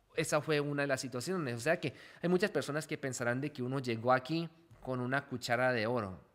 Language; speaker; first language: Spanish; early bilingual, heritage; Spanish